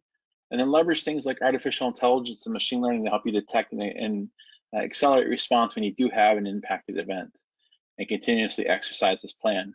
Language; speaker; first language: English; native; English